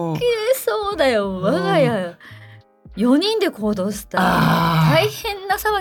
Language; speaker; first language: Japanese; native; Japanese